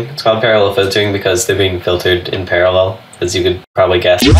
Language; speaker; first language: English; native; English